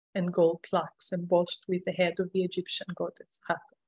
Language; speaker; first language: English; non-native, fluent; Greek